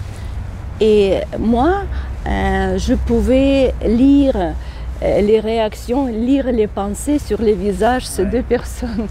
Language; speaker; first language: French; non-native, fluent; Ukrainian